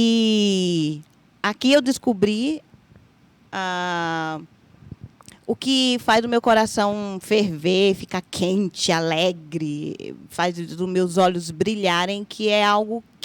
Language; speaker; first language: Portuguese; native; Portuguese